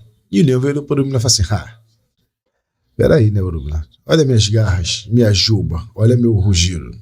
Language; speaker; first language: Portuguese; native; Portuguese